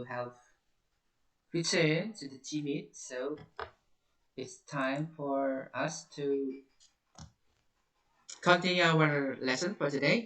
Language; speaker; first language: English; non-native, learner; Indonesian